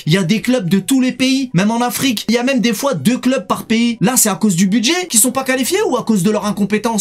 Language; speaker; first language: French; native; French